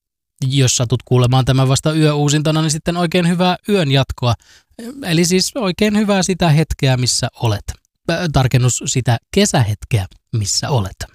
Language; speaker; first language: Finnish; native; Finnish